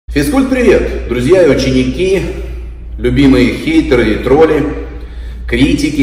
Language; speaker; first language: Russian; native; Russian